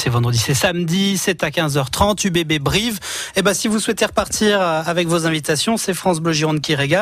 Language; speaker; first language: French; native; French